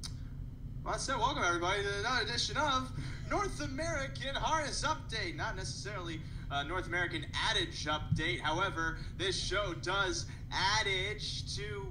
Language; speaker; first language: English; native; English